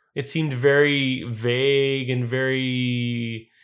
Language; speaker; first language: English; native; English